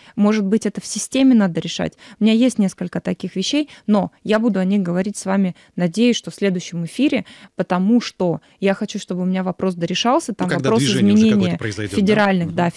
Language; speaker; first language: Russian; native; Russian